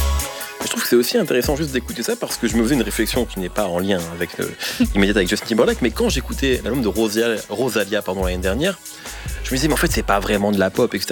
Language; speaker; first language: French; native; French